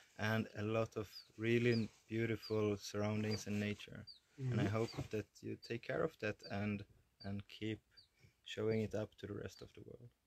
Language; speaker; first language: English; non-native, fluent; Swedish